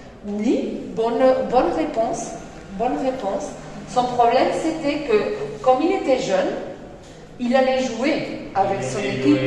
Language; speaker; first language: French; non-native, fluent; Spanish